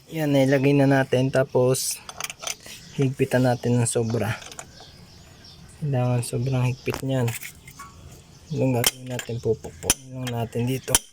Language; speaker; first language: Filipino; native; Filipino